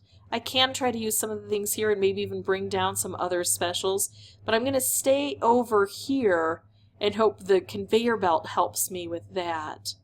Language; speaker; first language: English; native; English